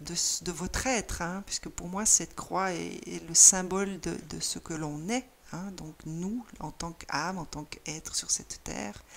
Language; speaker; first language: French; native; French